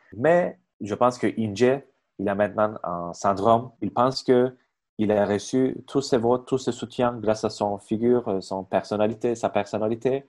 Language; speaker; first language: French; non-native, fluent; Turkish